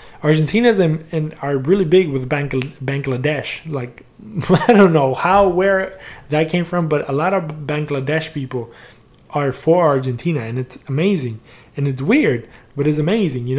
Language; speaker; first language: English; early bilingual, other home language; Spanish